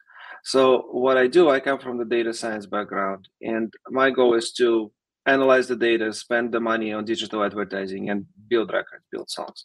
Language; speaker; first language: English; non-native, fluent; Russian